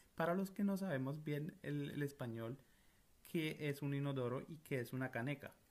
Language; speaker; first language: Spanish; non-native, fluent; Italian